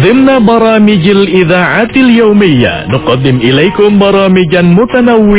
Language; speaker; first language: Arabic; non-native, fluent; Indonesian